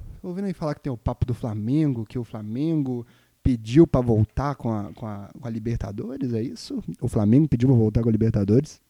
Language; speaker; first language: Portuguese; native; Portuguese